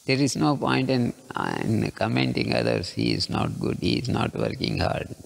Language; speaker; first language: English; non-native, local second language; Kannada